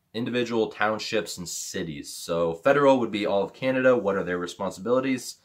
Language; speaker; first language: English; native; English